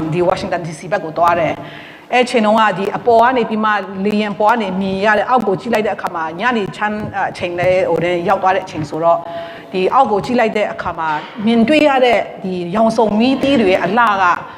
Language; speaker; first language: Burmese; non-native, local second language; Kachin